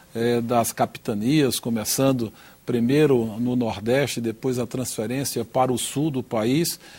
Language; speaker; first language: Portuguese; native; Portuguese